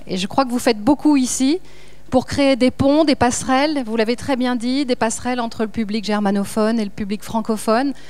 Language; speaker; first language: French; native; French